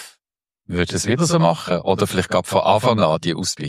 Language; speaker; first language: German; native; German